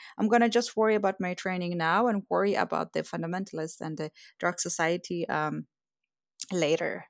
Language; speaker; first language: English; non-native, fluent; Persian